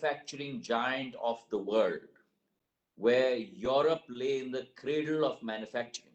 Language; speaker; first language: English; non-native, local second language; Hindi